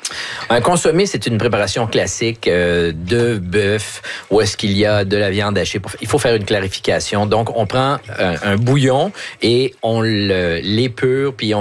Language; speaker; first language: French; native; French